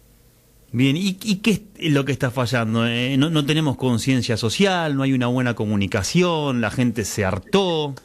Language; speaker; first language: Spanish; native; Spanish